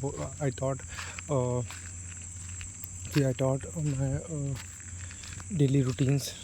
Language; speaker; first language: English; non-native, learner; Hindi